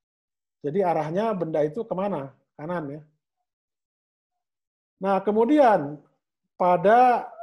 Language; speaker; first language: Indonesian; native; Indonesian